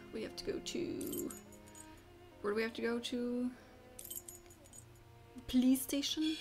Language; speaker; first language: English; native; English